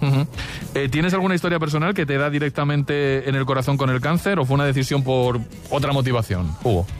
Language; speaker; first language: Spanish; native; Spanish